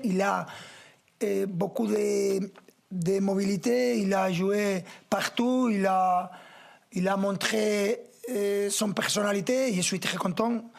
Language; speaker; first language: French; non-native, fluent; Spanish